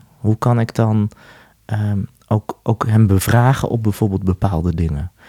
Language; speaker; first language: Dutch; native; Dutch